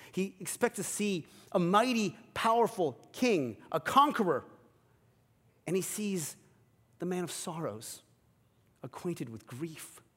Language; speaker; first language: English; early bilingual, other home language; Korean